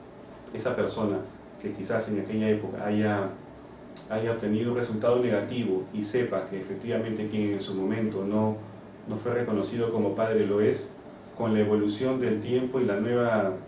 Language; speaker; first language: Spanish; native; Spanish